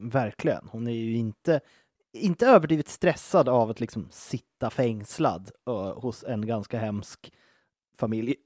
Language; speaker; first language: Swedish; native; Swedish